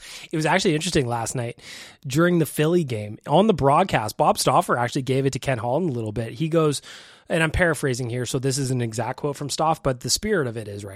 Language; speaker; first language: English; native; English